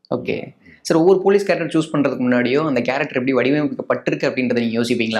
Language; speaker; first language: Tamil; native; Tamil